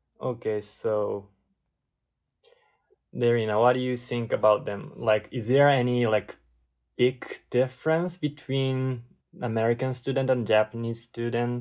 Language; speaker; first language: English; non-native, learner; Japanese